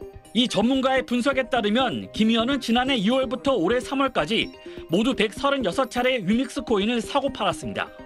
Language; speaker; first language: Korean; native; Korean